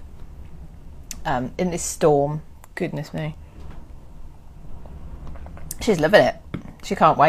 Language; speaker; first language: English; native; English